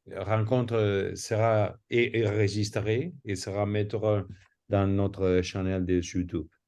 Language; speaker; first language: French; non-native, fluent; Spanish